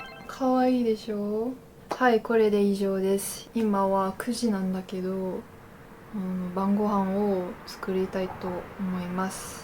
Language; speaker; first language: Japanese; non-native, learner; French